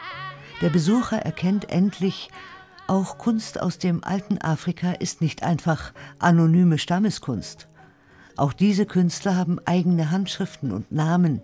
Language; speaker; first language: German; native; German